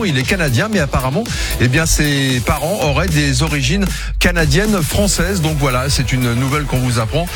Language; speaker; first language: French; native; French